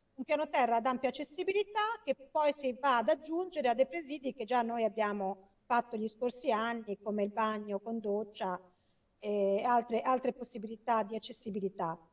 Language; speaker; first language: Italian; native; Italian